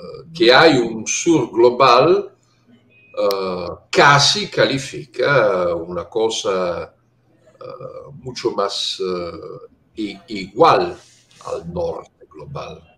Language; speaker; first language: Spanish; non-native, fluent; Italian